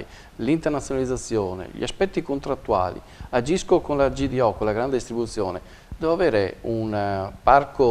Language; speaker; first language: Italian; native; Italian